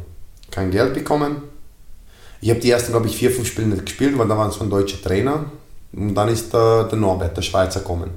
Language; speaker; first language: German; non-native, fluent; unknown